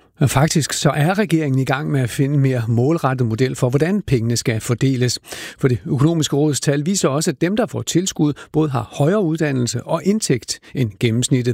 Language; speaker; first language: Danish; native; Danish